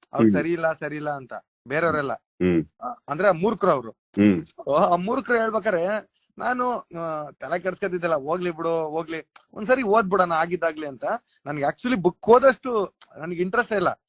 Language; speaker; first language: Kannada; native; Kannada